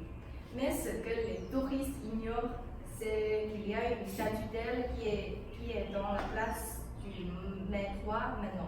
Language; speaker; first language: French; non-native, fluent; Chinese